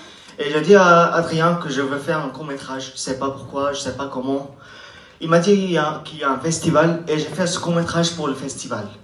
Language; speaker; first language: French; non-native, learner; Arabic